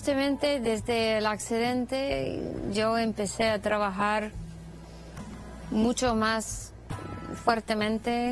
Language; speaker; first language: Spanish; non-native, fluent; English